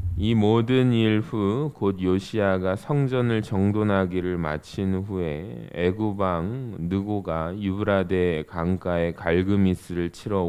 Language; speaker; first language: Korean; native; Korean